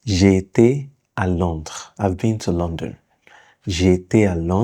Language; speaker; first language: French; non-native, fluent; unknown